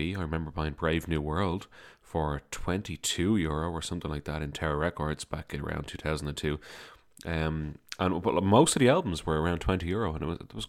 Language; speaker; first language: English; native; English